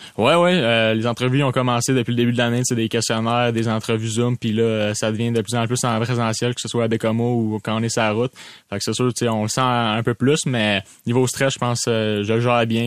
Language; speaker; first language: French; native; French